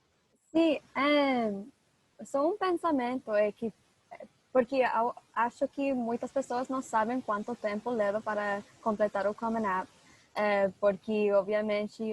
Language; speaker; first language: Portuguese; non-native, fluent; English